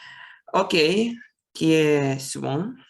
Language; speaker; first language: French; non-native, fluent; Russian